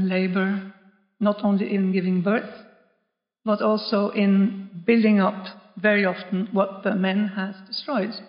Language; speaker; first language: English; non-native, fluent; Norwegian